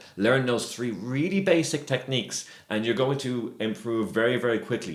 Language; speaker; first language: English; native; English